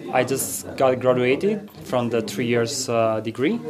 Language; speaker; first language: English; non-native, fluent; Italian